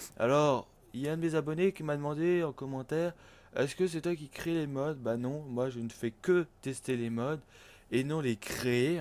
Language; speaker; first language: French; native; French